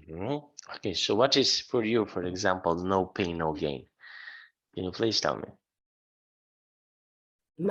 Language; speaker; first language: English; non-native, fluent; Serbian